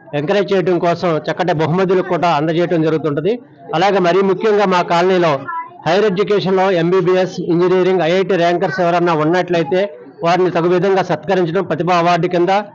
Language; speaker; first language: Telugu; native; Telugu